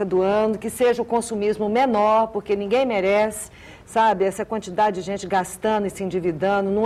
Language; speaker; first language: Portuguese; native; Portuguese